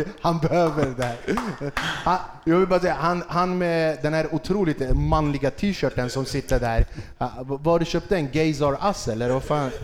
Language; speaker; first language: Swedish; early bilingual, other home language; Kurdish